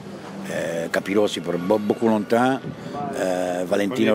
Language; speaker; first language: French; non-native, fluent; Italian